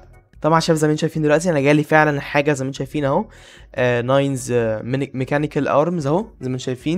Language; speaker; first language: Arabic; native; Arabic